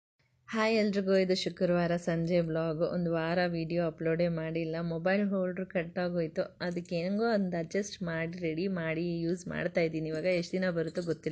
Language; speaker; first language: Kannada; native; Kannada